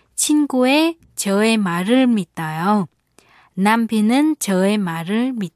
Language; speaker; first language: Korean; non-native, fluent; Vietnamese